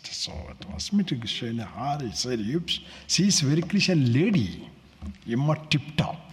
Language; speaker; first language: German; non-native, learner; Telugu